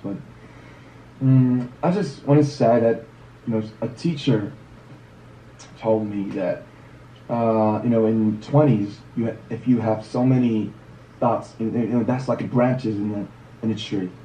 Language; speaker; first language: English; non-native, fluent; Korean